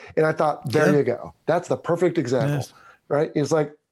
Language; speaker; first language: English; native; English